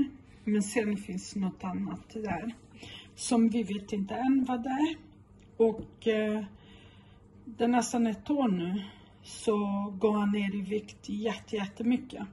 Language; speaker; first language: Swedish; non-native, local second language; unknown